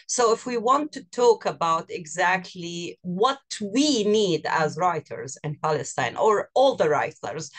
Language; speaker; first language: English; non-native, fluent; Arabic